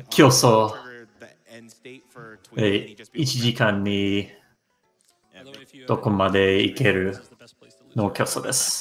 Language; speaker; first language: Japanese; non-native, learner; English